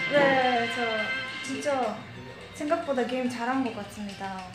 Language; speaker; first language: Korean; non-native, fluent; Japanese